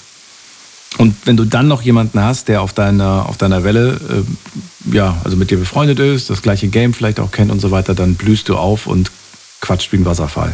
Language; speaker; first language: German; native; German